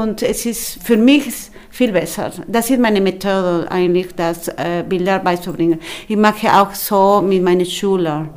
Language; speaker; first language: German; non-native, fluent; Spanish